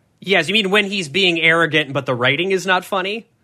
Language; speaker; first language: English; native; English